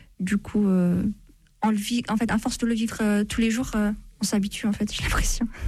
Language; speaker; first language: French; non-native, fluent; Amharic